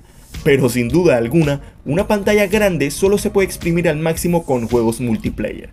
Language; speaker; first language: Spanish; native; Spanish